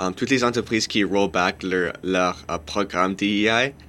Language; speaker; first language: French; non-native, local second language; English